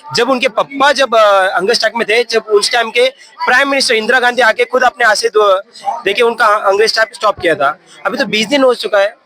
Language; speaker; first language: Hindi; non-native, local second language; Tamil